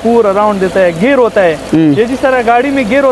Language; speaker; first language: Hindi; non-native, fluent; Pashto